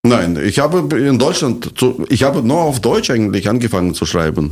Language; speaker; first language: German; non-native, fluent; Russian